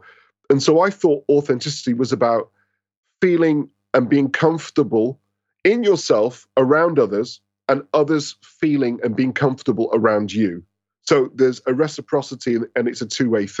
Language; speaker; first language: English; native; English